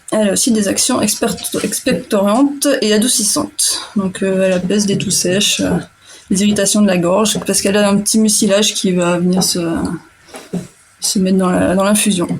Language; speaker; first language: French; native; French